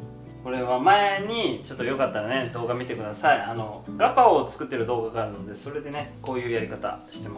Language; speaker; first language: Japanese; native; Japanese